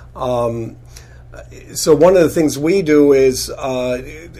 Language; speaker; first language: English; non-native, fluent; German